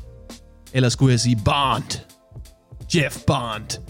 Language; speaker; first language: Danish; native; Danish